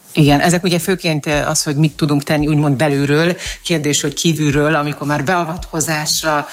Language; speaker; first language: Hungarian; native; Hungarian